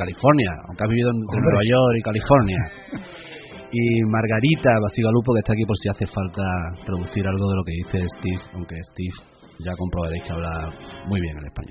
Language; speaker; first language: Spanish; native; Spanish